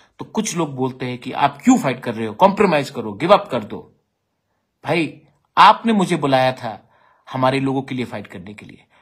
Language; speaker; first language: Hindi; non-native, local second language; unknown